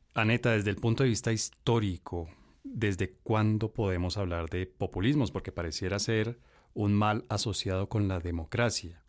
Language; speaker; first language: Spanish; native; Spanish